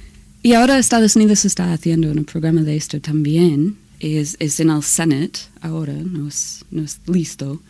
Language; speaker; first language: Spanish; non-native, learner; English